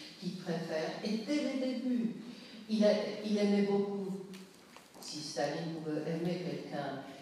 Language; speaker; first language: French; non-native, fluent; Polish